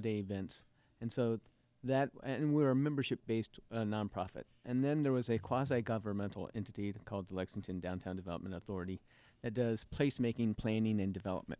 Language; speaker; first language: English; native; English